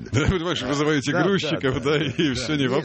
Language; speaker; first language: Russian; native; Russian